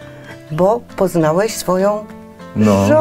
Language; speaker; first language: Polish; native; Polish